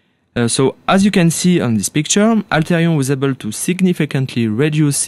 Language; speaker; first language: English; non-native, fluent; French